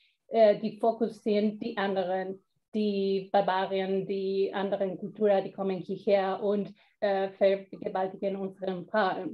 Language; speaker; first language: German; non-native, fluent; Spanish